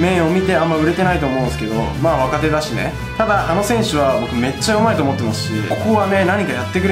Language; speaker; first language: Japanese; native; Japanese